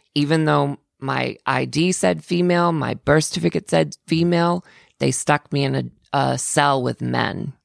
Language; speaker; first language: English; native; English